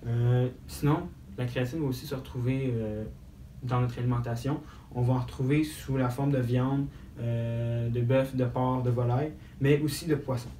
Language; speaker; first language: French; native; French